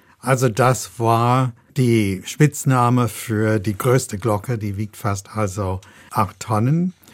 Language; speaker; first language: German; non-native, fluent; English